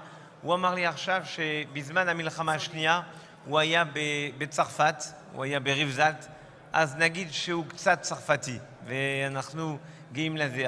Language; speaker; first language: Hebrew; non-native, fluent; French